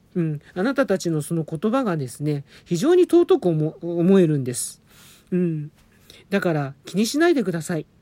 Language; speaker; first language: Japanese; native; Japanese